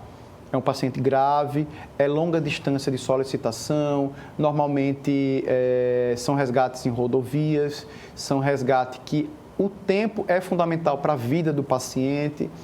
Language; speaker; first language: Portuguese; native; Portuguese